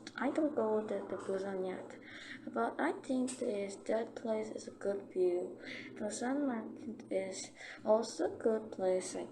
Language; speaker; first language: English; non-native, learner; Korean